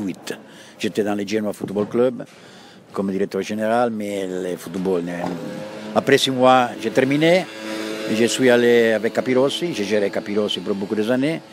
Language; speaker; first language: French; non-native, fluent; Italian